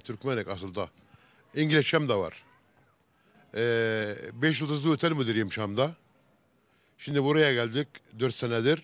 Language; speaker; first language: Turkish; early bilingual, heritage; Turkish